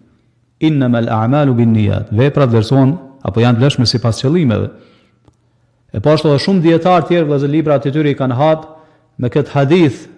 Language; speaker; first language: Albanian; native; Albanian